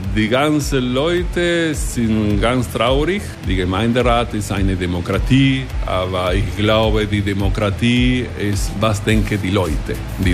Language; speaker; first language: German; non-native, learner; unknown